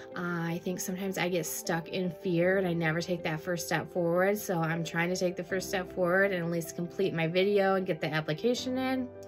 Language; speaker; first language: English; native; English